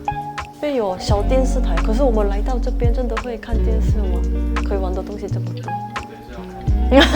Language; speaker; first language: Chinese; non-native, fluent; Korean